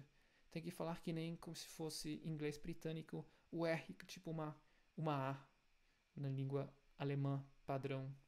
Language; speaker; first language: Portuguese; non-native, fluent; German